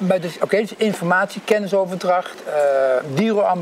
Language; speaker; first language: Dutch; native; Dutch